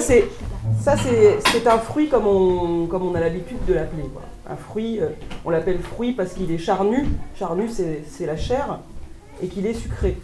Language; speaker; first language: French; native; French